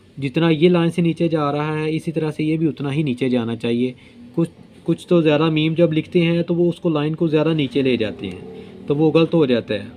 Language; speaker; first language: Urdu; non-native, local second language; Punjabi